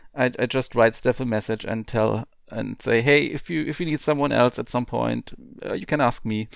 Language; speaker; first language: English; non-native, fluent; German